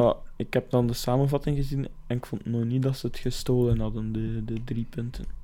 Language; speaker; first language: Dutch; native; Dutch